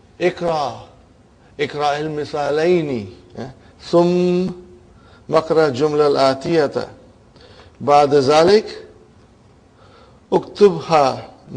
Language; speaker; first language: Arabic; non-native, fluent; Urdu